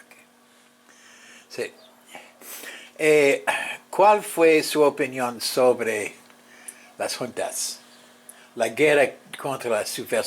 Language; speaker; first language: Spanish; non-native, fluent; English